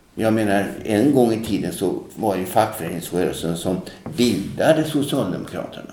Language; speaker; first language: Swedish; native; Swedish